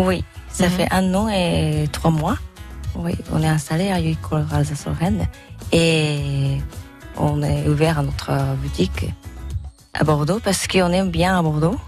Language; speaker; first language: French; non-native, learner; Japanese